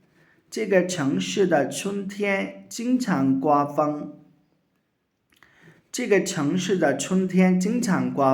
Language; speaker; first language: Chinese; non-native, fluent; Urdu